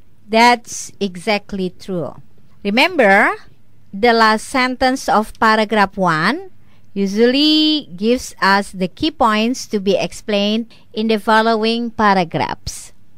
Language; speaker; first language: English; non-native, fluent; Indonesian